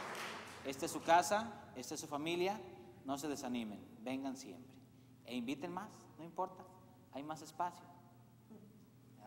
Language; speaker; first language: Spanish; native; Spanish